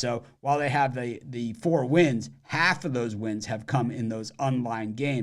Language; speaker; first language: English; native; English